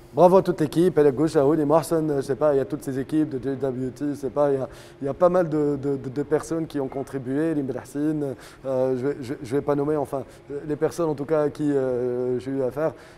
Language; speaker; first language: French; non-native, local second language; Arabic